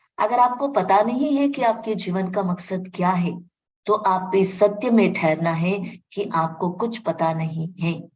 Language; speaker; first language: Hindi; non-native, local second language; Marathi